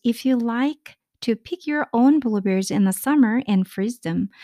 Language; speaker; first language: English; non-native, fluent; Korean